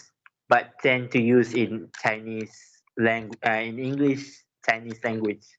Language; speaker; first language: English; non-native, local second language; Malay